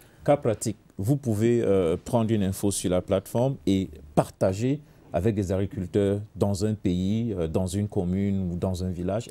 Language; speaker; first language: French; non-native, local second language; English